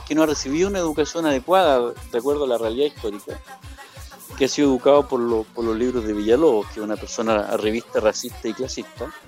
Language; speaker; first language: Spanish; native; Spanish